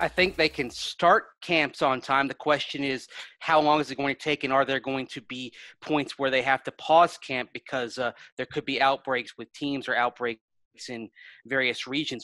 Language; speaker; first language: English; native; English